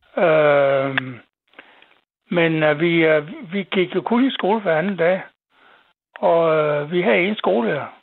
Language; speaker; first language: Danish; native; Danish